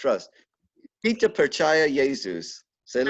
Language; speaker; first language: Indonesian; non-native, learner; English